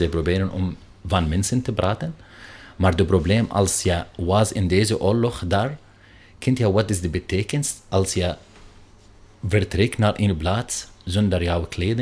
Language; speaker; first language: Dutch; non-native, learner; Arabic